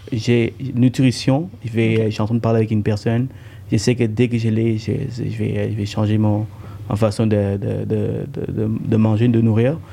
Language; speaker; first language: French; early bilingual, other home language; Tamil